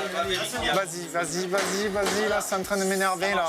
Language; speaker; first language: French; native; French